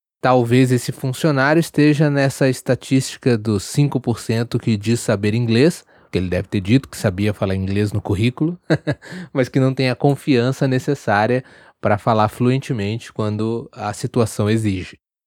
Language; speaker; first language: Portuguese; native; Portuguese